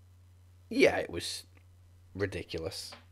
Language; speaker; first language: English; native; English